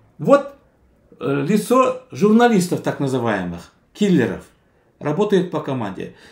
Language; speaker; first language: Russian; non-native, local second language; Kazakh